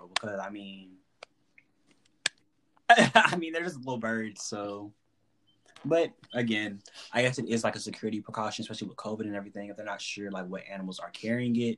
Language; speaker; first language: English; native; English